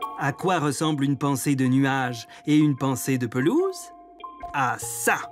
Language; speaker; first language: French; native; French